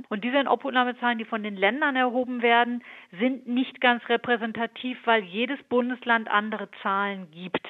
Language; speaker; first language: German; native; German